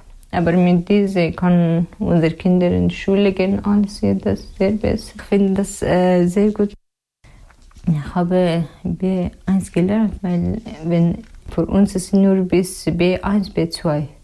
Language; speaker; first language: German; non-native, learner; Persian